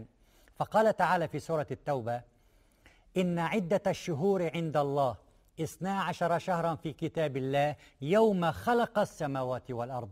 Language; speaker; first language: Arabic; native; Arabic